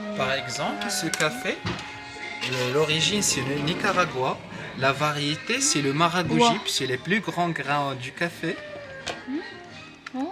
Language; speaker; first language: French; non-native, local second language; Arabic